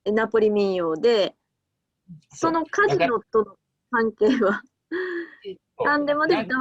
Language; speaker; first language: Japanese; native; Japanese